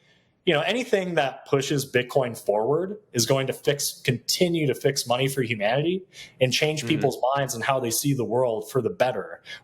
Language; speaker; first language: English; native; English